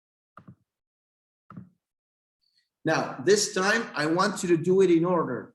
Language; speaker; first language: English; non-native, fluent; Spanish